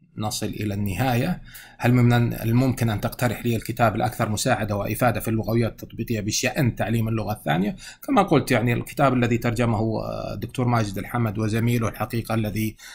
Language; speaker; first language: Arabic; native; Arabic